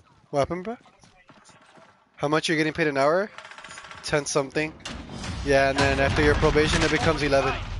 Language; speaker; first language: English; early bilingual, other home language; Spanish